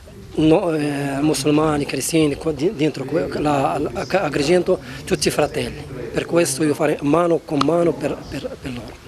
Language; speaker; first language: Italian; non-native, learner; Arabic